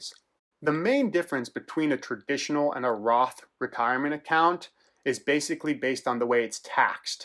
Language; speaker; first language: English; native; English